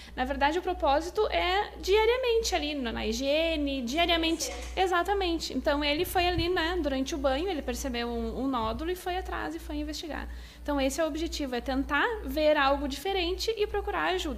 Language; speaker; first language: Portuguese; native; Portuguese